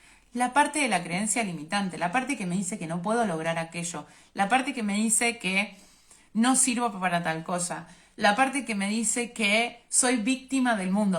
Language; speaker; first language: Spanish; native; Spanish